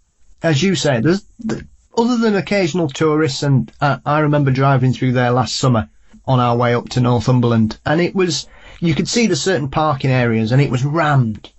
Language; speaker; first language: English; native; English